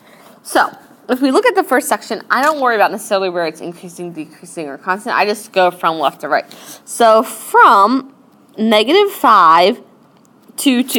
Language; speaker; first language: English; native; English